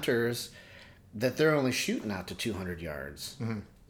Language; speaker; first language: English; native; English